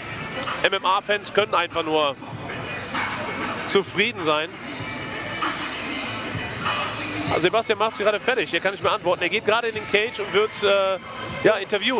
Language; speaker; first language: German; native; German